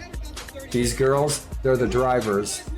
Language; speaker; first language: English; native; English